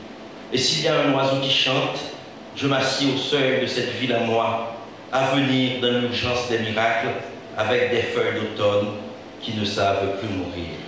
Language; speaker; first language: French; non-native, local second language; Haitian Creole